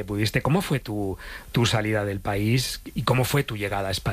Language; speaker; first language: Spanish; native; Spanish